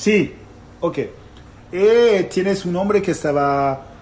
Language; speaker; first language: Spanish; non-native, learner; Italian